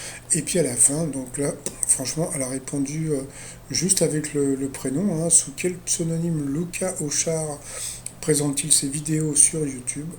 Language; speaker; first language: French; native; French